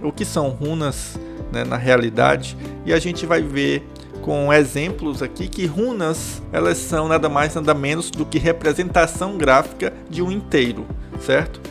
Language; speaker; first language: Portuguese; native; Portuguese